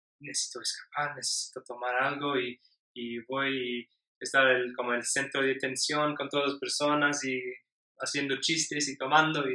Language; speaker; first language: Spanish; non-native, learner; English